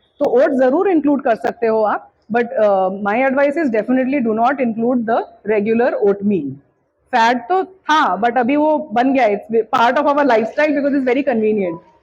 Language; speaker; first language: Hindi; non-native, local second language; Bangla